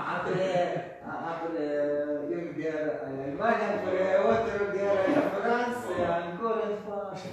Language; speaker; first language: French; non-native, fluent; Russian